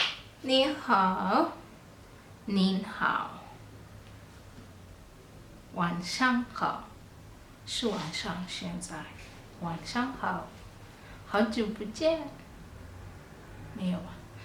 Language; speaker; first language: Chinese; non-native, fluent; Kalenjin